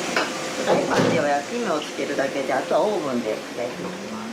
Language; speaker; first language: Japanese; native; Japanese